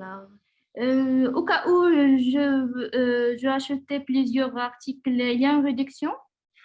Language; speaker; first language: French; non-native, learner; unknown